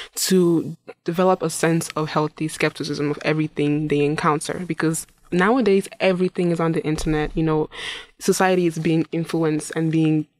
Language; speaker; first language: English; non-native, local second language; Igbo